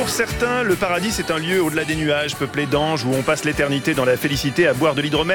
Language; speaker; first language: French; native; French